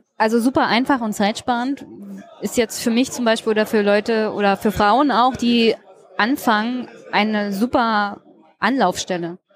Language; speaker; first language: German; native; German